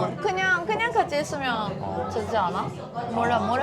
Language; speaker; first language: Korean; non-native, fluent; Japanese